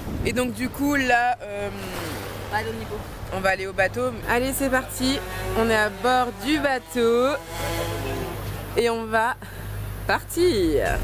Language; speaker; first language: French; native; French